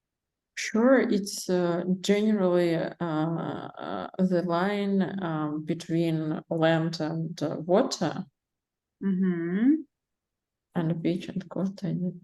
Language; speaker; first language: English; non-native, learner; Russian